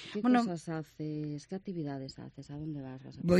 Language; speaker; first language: Spanish; native; Spanish